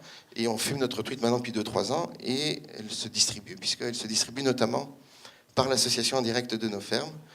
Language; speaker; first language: French; native; French